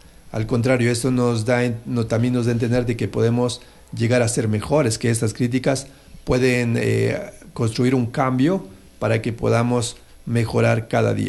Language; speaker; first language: Spanish; native; Spanish